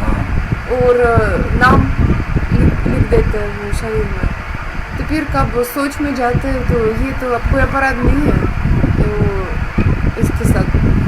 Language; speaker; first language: Hindi; non-native, fluent; Russian